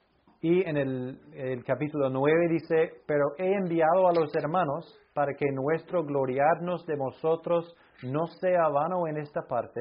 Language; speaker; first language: Spanish; non-native, fluent; English